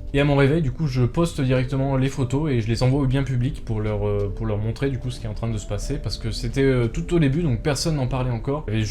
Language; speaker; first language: French; native; French